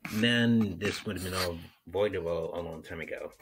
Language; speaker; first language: English; native; English